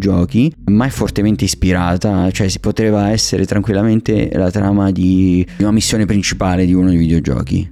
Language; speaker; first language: Italian; native; Italian